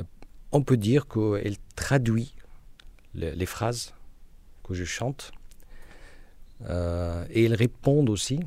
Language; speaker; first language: French; non-native, learner; Arabic